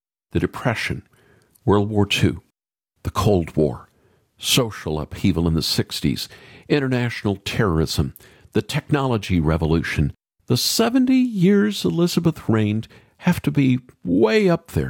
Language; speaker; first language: English; native; English